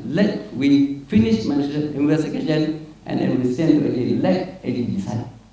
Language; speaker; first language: English; non-native, local second language; Malay